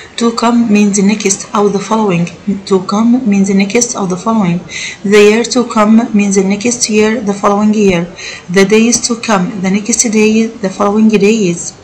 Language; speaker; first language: English; non-native, fluent; Arabic